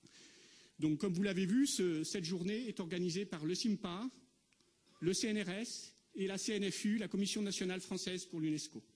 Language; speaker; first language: French; native; French